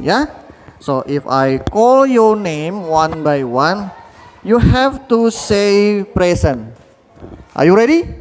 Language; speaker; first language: English; non-native, fluent; Indonesian